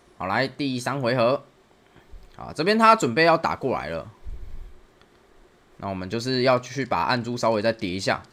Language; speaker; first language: Chinese; native; Chinese